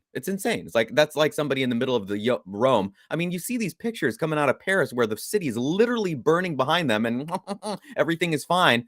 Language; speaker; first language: English; native; English